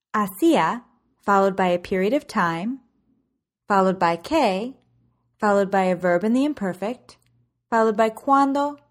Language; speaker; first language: English; native; English